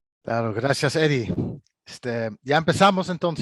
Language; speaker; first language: Spanish; non-native, fluent; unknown